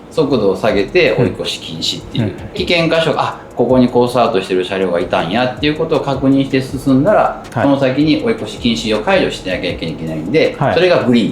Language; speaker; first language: Japanese; native; Japanese